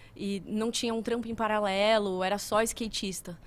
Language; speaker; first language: Portuguese; native; Portuguese